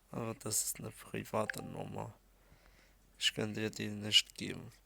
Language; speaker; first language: German; early bilingual, other home language; Arabic